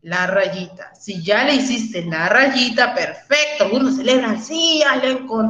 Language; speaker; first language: Spanish; native; Spanish